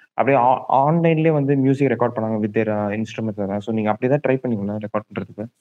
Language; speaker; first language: Tamil; native; Tamil